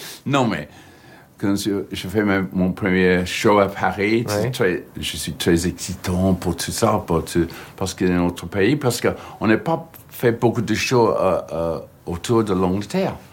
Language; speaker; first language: French; non-native, learner; English